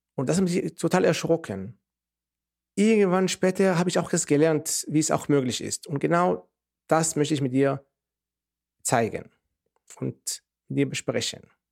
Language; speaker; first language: German; non-native, fluent; Hebrew